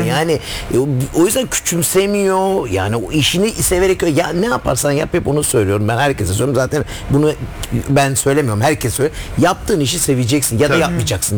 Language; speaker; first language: Turkish; early bilingual, heritage; Turkish